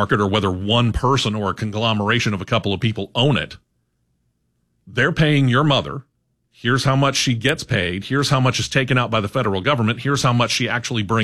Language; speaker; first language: English; native; English